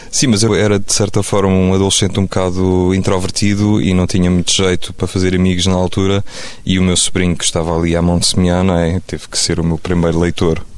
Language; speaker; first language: Portuguese; early bilingual, other home language; French